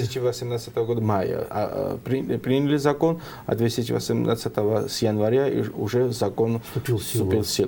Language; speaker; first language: Russian; non-native, fluent; Georgian